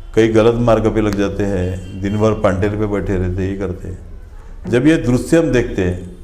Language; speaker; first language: Hindi; non-native, local second language; Marathi